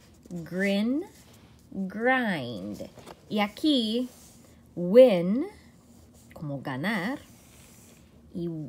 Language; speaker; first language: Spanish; non-native, fluent; English